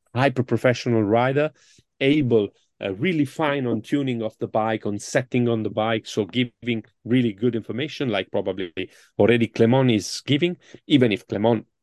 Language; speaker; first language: English; non-native, fluent; Italian